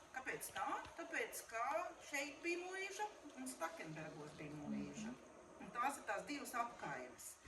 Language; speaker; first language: Latvian; native; Latvian